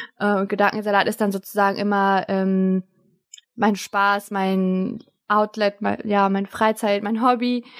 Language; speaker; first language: German; early bilingual, other home language; Turkish